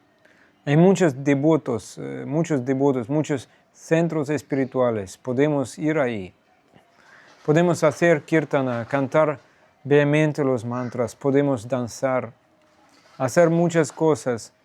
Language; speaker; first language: Spanish; non-native, fluent; Russian